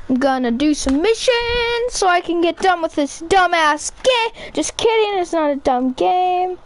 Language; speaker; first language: English; native; English